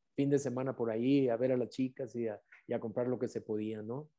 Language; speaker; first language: Spanish; native; Spanish